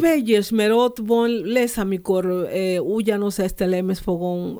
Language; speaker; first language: Hungarian; non-native, learner; Spanish